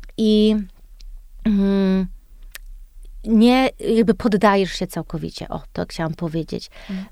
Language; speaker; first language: Polish; early bilingual, heritage; Polish